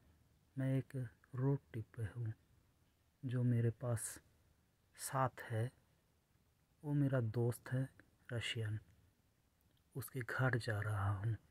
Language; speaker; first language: Hindi; non-native, local second language; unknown